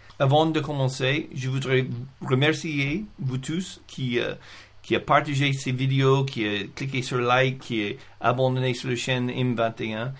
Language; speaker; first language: French; non-native, fluent; English